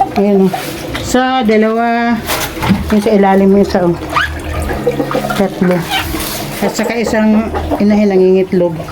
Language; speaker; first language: Filipino; native; Filipino